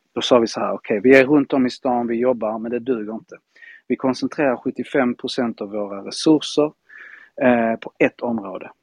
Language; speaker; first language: Swedish; early bilingual, heritage; Spanish